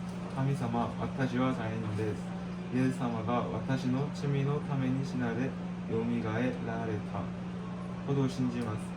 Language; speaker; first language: Japanese; non-native, learner; Korean